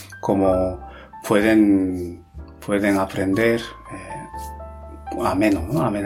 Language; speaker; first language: Spanish; non-native, fluent; Japanese